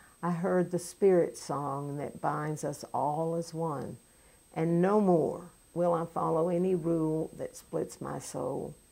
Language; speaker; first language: English; native; English